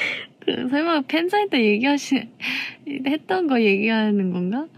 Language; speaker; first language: Korean; non-native, fluent; Vietnamese